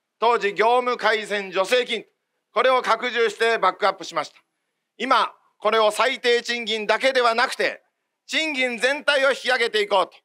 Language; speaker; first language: Japanese; native; Japanese